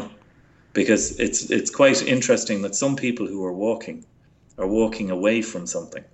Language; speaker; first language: English; native; English